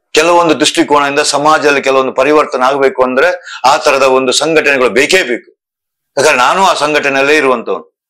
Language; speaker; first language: Kannada; non-native, local second language; Tulu